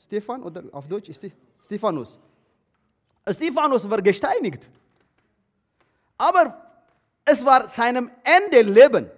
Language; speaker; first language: German; non-native, learner; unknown